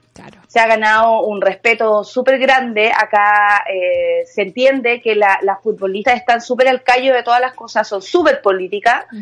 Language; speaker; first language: Spanish; native; Spanish